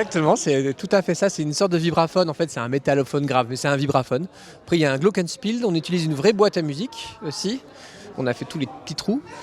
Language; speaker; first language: French; native; French